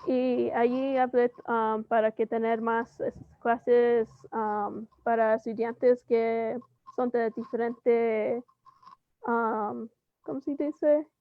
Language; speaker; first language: Spanish; early bilingual, heritage; Spanish